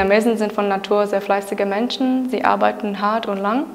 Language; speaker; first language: German; non-native, fluent; Czech